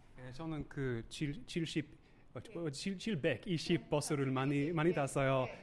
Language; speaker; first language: Korean; non-native, learner; English